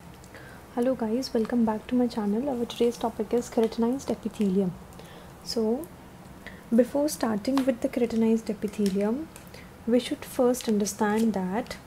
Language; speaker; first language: English; non-native, local second language; Hindi